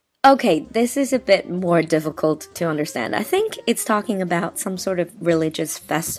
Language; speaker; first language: English; non-native, fluent; Chinese